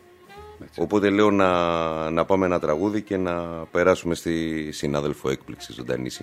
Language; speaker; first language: Greek; native; Greek